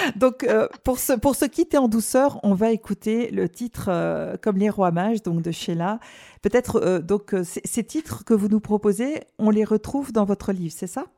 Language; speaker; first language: French; native; French